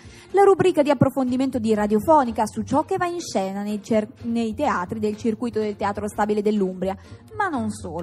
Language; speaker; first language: Italian; native; Italian